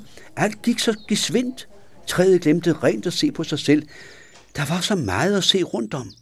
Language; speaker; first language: Danish; native; Danish